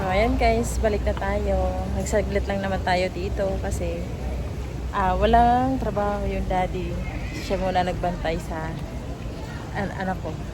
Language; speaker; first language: Filipino; non-native, local second language; Bikol